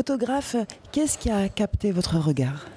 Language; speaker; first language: French; native; French